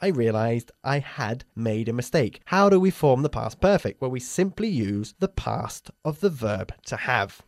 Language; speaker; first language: English; native; English